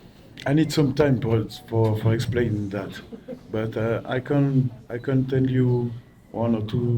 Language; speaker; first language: English; non-native, learner; French